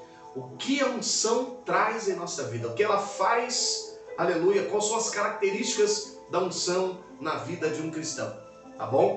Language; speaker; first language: Portuguese; native; Portuguese